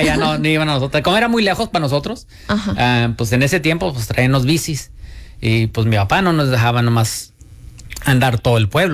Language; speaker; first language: Spanish; early bilingual, heritage; Spanish